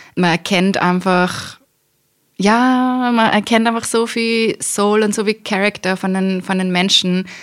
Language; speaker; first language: German; native; German